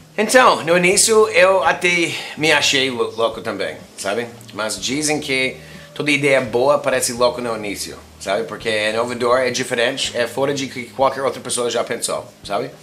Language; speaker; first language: Portuguese; non-native, fluent; English